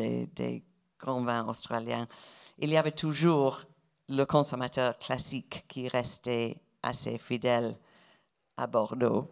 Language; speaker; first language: French; non-native, fluent; English